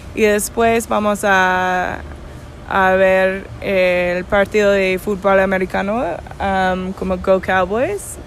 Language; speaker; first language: Spanish; non-native, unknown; English